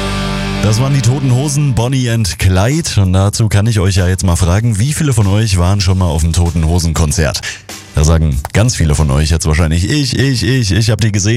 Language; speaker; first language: German; native; German